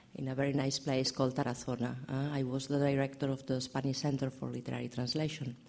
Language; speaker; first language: English; non-native, learner; Catalan